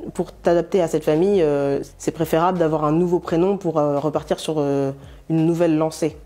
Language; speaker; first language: French; native; French